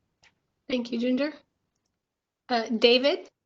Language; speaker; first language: English; native; English